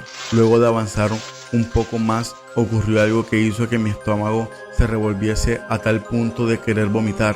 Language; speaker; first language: Spanish; native; Spanish